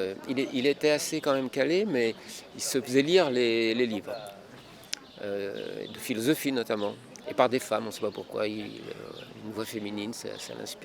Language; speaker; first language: French; native; French